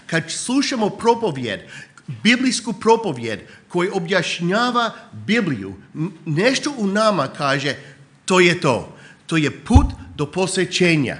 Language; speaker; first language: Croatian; non-native, fluent; English